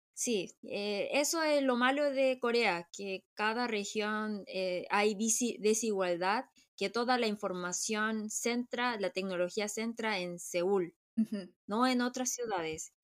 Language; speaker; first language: Spanish; native; Spanish